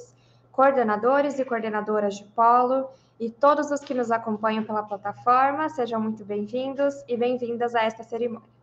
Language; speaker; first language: Portuguese; native; Portuguese